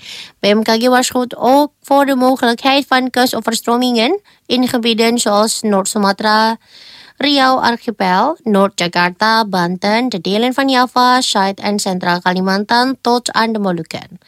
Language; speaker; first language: Dutch; non-native, fluent; Indonesian